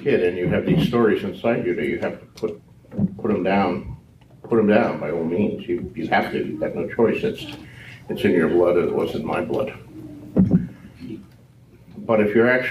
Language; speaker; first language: English; native; English